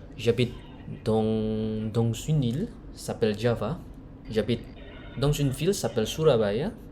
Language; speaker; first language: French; non-native, learner; Indonesian